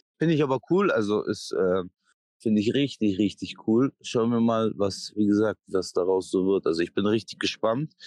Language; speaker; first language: German; native; German